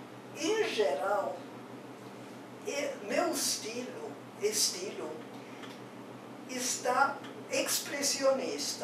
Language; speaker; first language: Portuguese; non-native, fluent; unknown